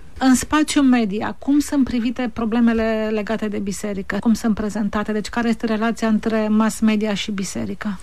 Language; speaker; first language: Romanian; native; Romanian